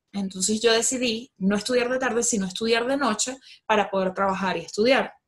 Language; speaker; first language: Spanish; native; Spanish